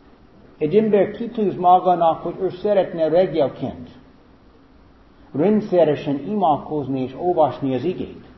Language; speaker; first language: Hungarian; non-native, fluent; English